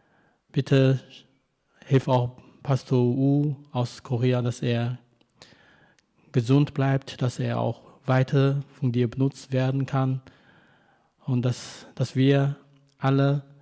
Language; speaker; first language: German; non-native, fluent; Chinese